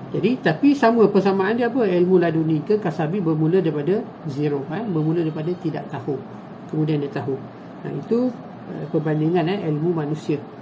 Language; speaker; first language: Malay; native; Malay